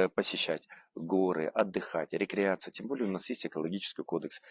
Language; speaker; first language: Russian; non-native, local second language; Kazakh